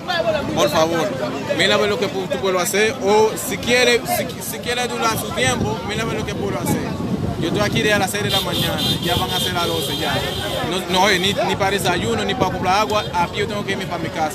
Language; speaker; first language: Spanish; non-native, fluent; Haitian Creole